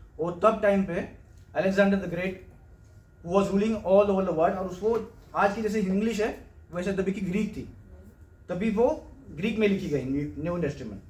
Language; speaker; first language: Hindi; non-native, local second language; Marathi